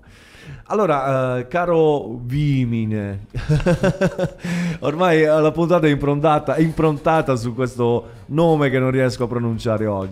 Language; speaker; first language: Italian; native; Italian